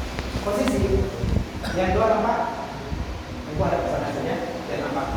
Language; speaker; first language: Indonesian; non-native, local second language; Achinese